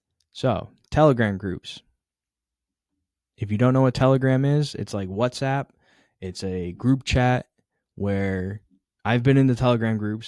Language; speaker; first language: English; native; English